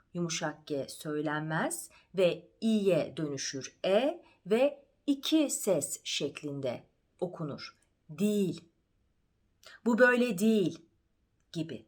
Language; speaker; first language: Turkish; native; Turkish